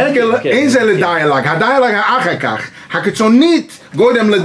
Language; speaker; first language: Hebrew; non-native, learner; English